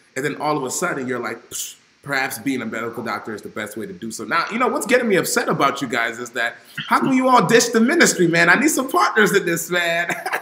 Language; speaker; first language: English; native; English